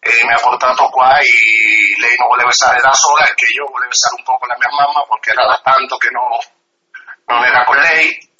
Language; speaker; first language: Italian; early bilingual, other home language; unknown